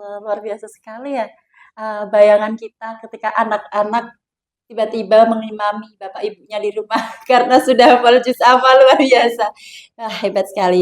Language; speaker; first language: Indonesian; non-native, local second language; Javanese